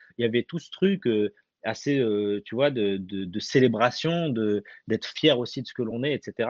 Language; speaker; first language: French; early bilingual, other home language; Arabic